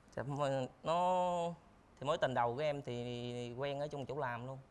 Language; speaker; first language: Vietnamese; native; Vietnamese